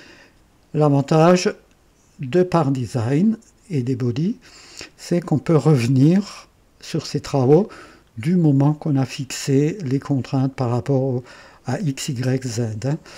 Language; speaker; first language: French; native; French